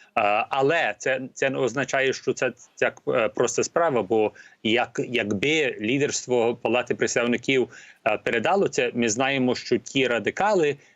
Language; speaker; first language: Ukrainian; early bilingual, heritage; Ukrainian